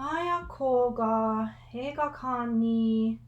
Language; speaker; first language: Japanese; non-native, learner; English